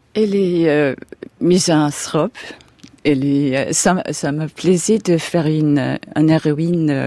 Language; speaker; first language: French; non-native, fluent; English